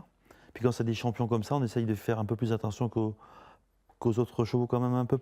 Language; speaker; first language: French; native; French